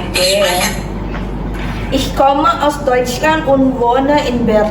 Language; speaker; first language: German; non-native, fluent; Indonesian